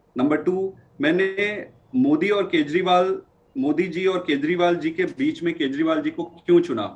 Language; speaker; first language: Hindi; native; Hindi